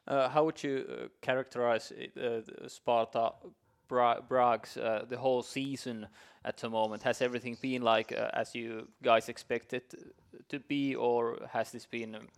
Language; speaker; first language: English; non-native, fluent; Finnish